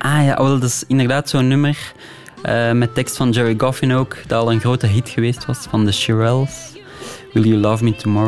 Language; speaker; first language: Dutch; native; Dutch